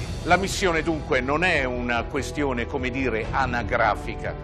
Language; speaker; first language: Italian; native; Italian